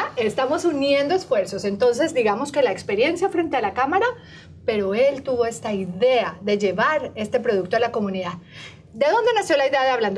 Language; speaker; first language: Spanish; native; Spanish